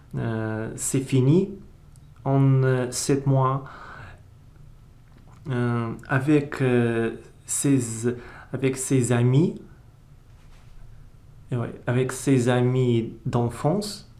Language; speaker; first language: French; non-native, learner; Russian